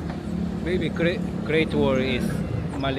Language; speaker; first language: English; non-native, learner; Korean